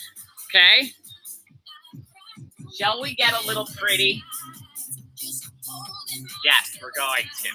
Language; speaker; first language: English; native; English